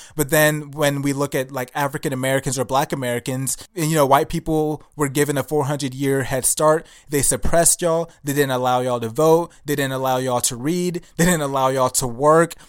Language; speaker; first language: English; early bilingual, other home language; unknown